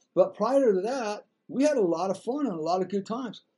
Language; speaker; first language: English; native; English